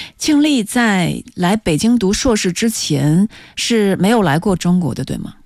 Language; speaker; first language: Chinese; native; Chinese